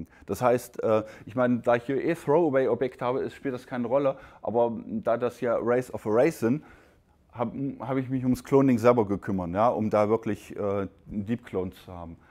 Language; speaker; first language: German; native; German